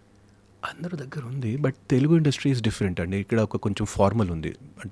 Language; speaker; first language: Telugu; non-native, fluent; Hindi